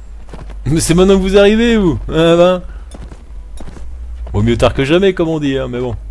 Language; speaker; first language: French; native; French